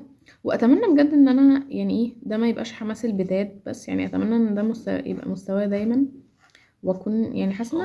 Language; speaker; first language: Arabic; native; Arabic